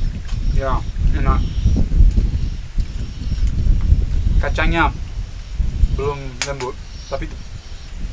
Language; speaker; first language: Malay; non-native, fluent; English